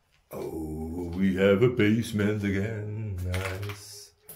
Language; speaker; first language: English; non-native, learner; Dutch